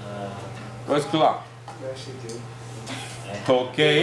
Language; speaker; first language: English; non-native, fluent; Japanese